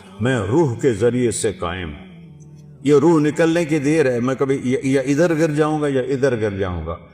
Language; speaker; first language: Urdu; non-native, local second language; Saraiki